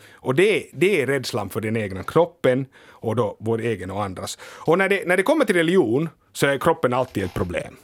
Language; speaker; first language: Swedish; native; Swedish